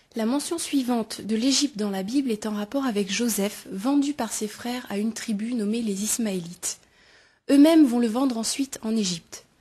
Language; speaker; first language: French; native; French